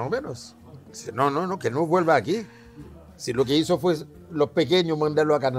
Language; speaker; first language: Spanish; non-native, fluent; Haitian Creole